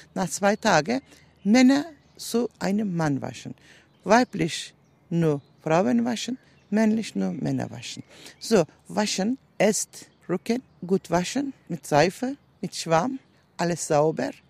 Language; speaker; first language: German; non-native, learner; Turkish